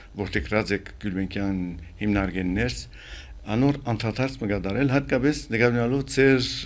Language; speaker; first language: Armenian; early bilingual, heritage; Armenian